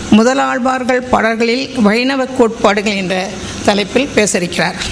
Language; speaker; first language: Tamil; native; Tamil